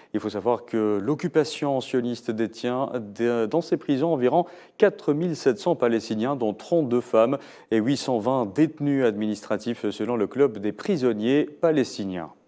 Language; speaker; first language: French; non-native, local second language; Arabic